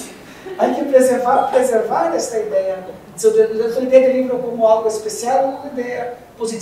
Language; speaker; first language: Spanish; non-native, fluent; Portuguese